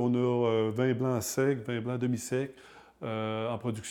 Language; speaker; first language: French; native; French